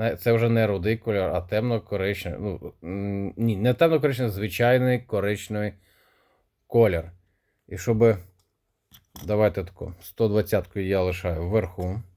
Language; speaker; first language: Ukrainian; non-native, local second language; Russian